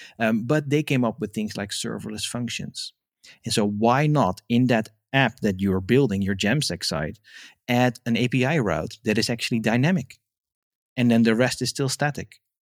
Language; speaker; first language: English; non-native, fluent; Dutch